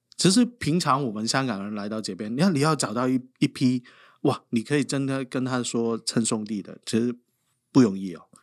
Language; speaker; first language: Chinese; non-native, local second language; Cantonese